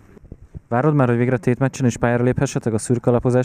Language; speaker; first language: Hungarian; native; Hungarian